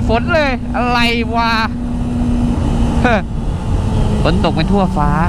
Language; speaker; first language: Thai; native; Thai